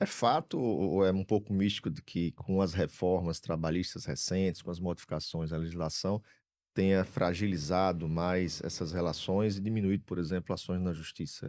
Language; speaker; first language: Portuguese; native; Portuguese